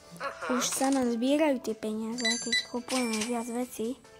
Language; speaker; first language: Slovak; native; Slovak